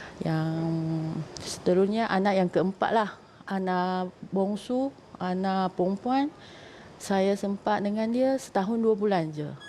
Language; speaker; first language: Malay; non-native, local second language; Chinese